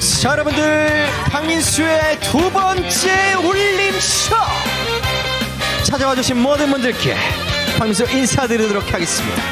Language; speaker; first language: Korean; native; Korean